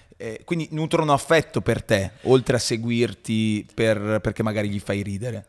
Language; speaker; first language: Italian; native; Italian